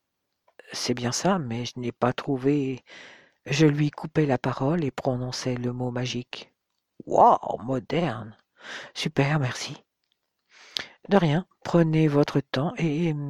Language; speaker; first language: French; native; French